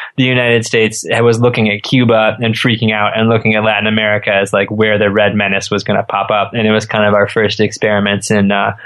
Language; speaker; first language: English; native; English